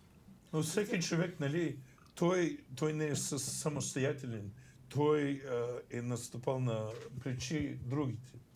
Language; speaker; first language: Bulgarian; non-native, fluent; English